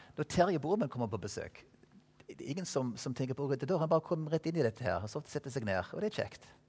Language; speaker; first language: Norwegian; non-native, fluent; English